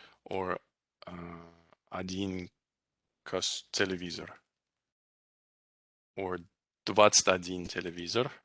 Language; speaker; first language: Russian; non-native, fluent; English